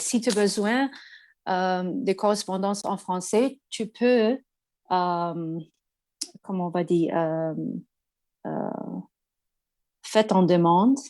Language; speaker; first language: French; non-native, learner; English